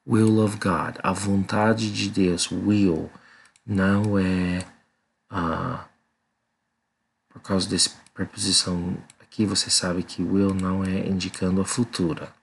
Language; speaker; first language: Portuguese; non-native, learner; English